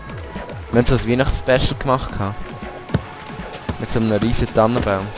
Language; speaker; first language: German; native; German